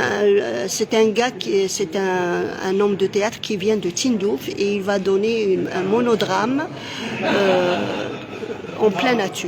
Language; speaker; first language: French; non-native, local second language; Arabic